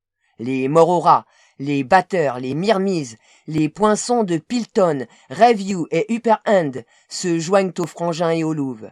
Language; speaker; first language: French; native; French